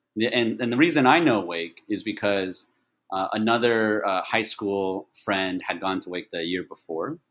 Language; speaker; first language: English; early bilingual, other home language; Chinese